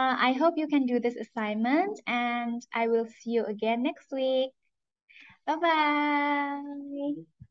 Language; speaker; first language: English; non-native, fluent; Indonesian